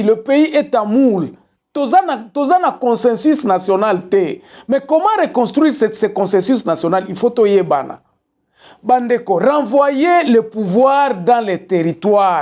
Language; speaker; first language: French; non-native, local second language; Lingala